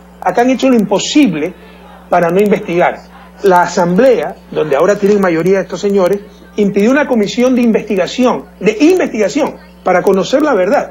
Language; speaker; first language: Spanish; native; Spanish